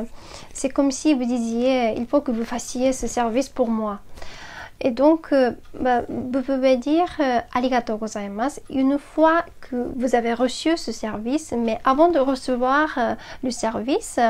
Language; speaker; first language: French; non-native, fluent; Japanese